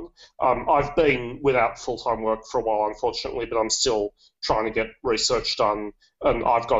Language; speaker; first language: English; native; English